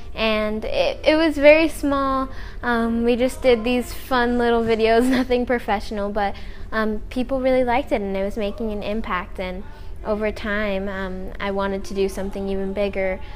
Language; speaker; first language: English; native; English